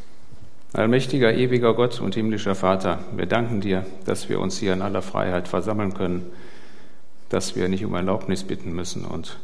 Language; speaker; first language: German; native; German